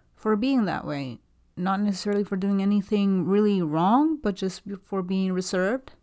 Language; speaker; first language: English; non-native, fluent; Spanish